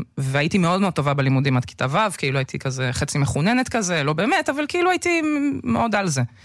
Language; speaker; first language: Hebrew; early bilingual, other home language; Russian